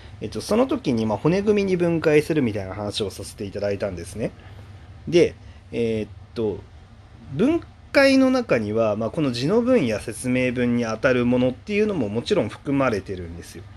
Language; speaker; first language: Japanese; native; Japanese